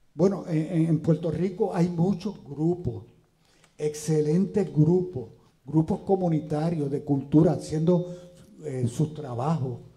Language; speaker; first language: Spanish; native; Spanish